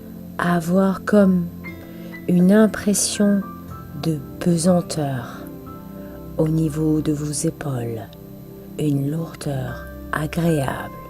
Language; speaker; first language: French; native; French